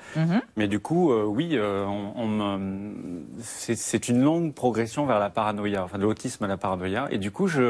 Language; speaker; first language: French; native; French